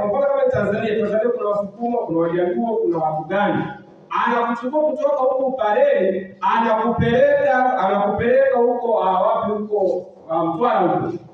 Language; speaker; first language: Swahili; non-native, local second language; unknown